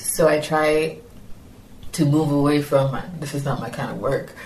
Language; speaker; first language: English; non-native, local second language; Yoruba